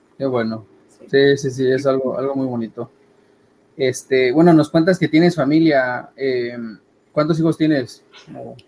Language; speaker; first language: Spanish; native; Spanish